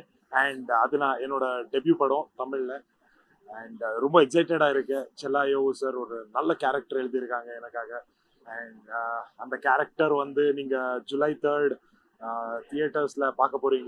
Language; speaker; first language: Tamil; non-native, local second language; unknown